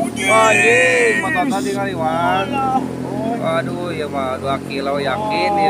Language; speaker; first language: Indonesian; non-native, local second language; Sundanese